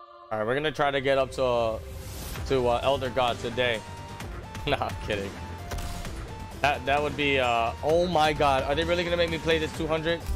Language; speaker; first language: English; early bilingual, other home language; Spanish